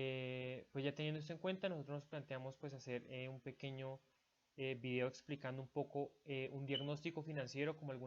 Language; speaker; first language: Spanish; native; Spanish